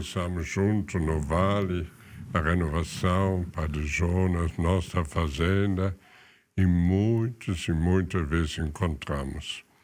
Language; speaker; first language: Portuguese; non-native, fluent; German